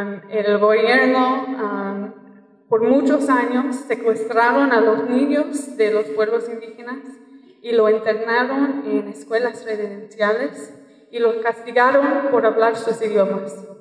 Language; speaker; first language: Spanish; non-native, fluent; English